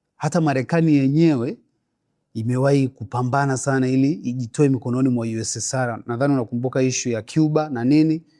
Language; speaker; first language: Swahili; native; Swahili